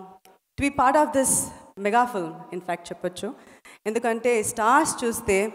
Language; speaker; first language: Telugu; non-native, fluent; Tamil